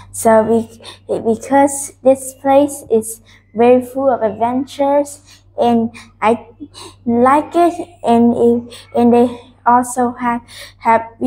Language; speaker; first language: English; non-native, learner; Vietnamese